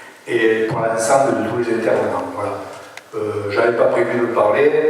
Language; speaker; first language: French; native; French